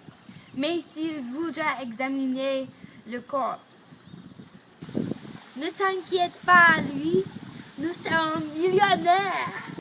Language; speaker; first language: French; non-native, learner; English